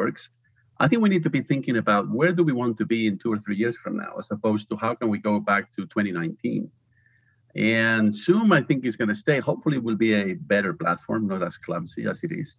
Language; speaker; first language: English; non-native, fluent; Spanish